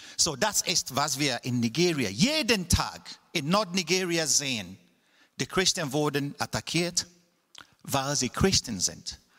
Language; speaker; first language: German; non-native, fluent; Igbo